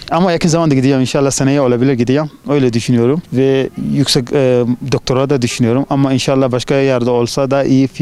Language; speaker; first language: Turkish; non-native, fluent; Arabic